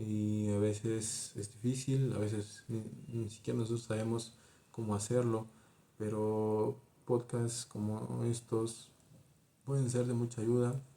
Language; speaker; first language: Spanish; native; Spanish